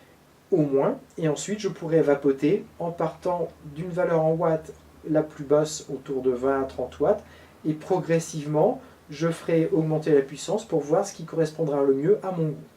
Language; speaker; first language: French; native; French